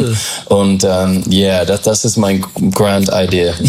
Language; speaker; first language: German; non-native, fluent; English